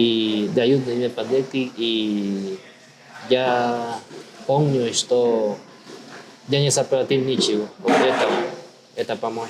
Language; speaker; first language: Russian; non-native, learner; Spanish